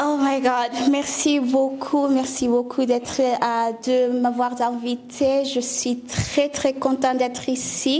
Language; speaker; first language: French; non-native, fluent; Southern Sotho